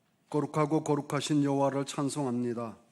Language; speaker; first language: Korean; native; Korean